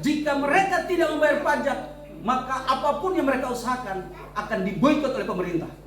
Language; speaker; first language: Indonesian; native; Indonesian